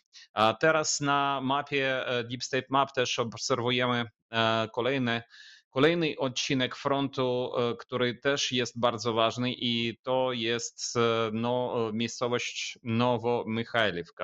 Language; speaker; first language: Polish; non-native, fluent; Ukrainian